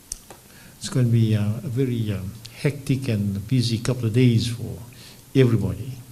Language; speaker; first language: English; non-native, local second language; Fijian